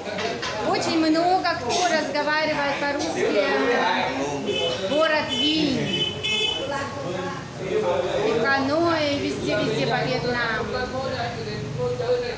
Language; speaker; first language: Russian; non-native, learner; Vietnamese